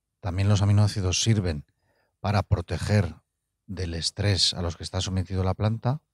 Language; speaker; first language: Spanish; native; Spanish